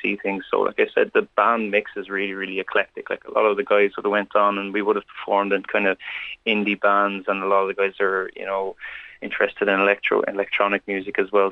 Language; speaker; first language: English; native; English